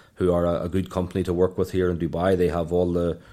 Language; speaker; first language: English; native; English